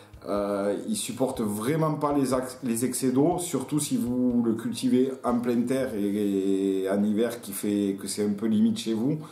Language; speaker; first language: French; native; French